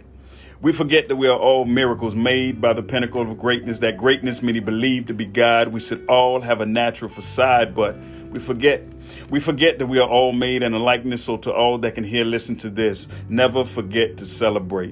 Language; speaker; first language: English; native; English